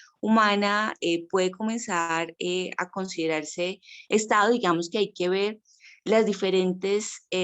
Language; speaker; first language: Spanish; native; Spanish